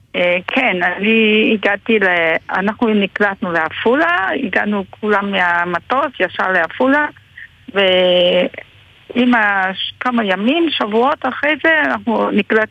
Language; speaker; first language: Hebrew; non-native, fluent; Vietnamese